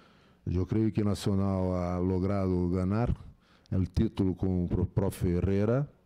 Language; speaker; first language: Spanish; non-native, fluent; Portuguese